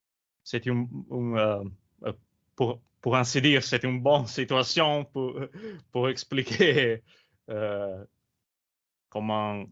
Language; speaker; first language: French; non-native, learner; Italian